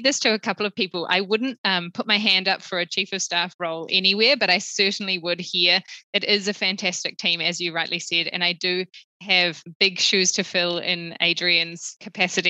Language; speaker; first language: English; native; English